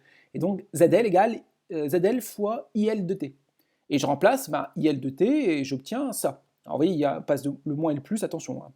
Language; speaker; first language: French; native; French